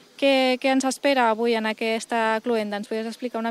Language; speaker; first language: Catalan; native; Catalan